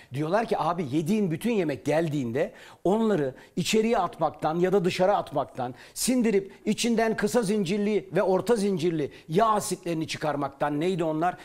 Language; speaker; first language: Turkish; native; Turkish